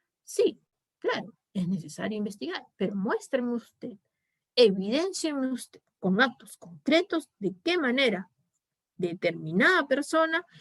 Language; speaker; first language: Spanish; native; Spanish